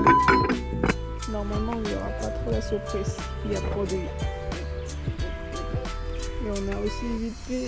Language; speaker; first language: French; non-native, learner; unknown